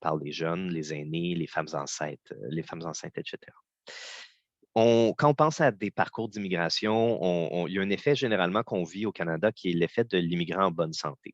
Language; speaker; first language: French; native; French